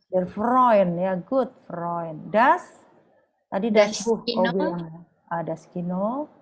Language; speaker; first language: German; non-native, fluent; Indonesian